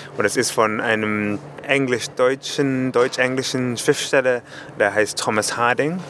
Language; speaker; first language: German; non-native, fluent; English